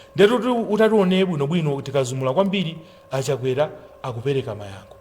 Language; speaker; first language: Nyanja; native; Nyanja